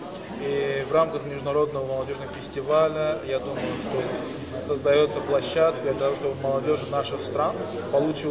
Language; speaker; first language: Russian; non-native, local second language; Azerbaijani